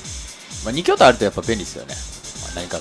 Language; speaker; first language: Japanese; native; Japanese